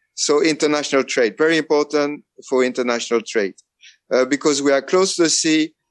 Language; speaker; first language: English; non-native, fluent; French